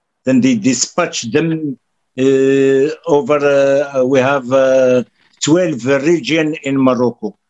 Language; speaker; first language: English; non-native, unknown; Arabic